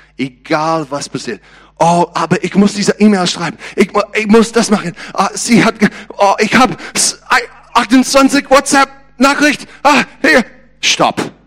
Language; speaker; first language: German; non-native, learner; English